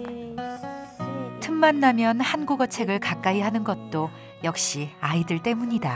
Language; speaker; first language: Korean; native; Korean